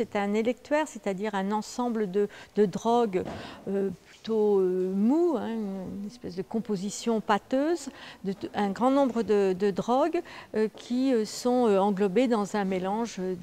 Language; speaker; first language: French; native; French